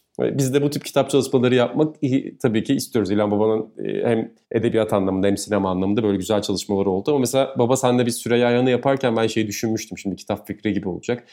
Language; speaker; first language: Turkish; native; Turkish